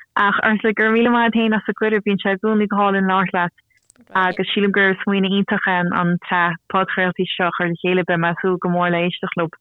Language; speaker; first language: Irish; native; Irish